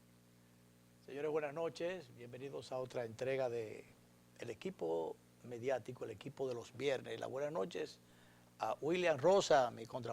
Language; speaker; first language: Spanish; native; Spanish